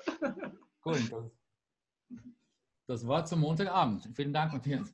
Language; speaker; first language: German; native; German